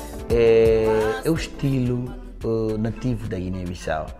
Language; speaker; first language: Portuguese; non-native, local second language; Upper Guinea Crioulo